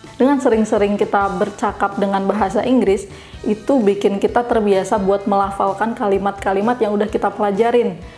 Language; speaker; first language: Indonesian; native; Indonesian